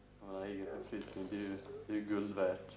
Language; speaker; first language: Swedish; native; Swedish